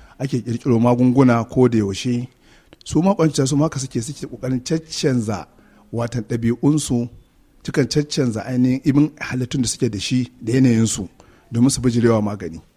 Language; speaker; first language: Hausa; native; Hausa